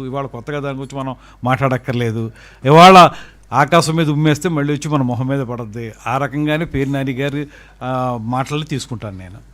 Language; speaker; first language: Telugu; native; Telugu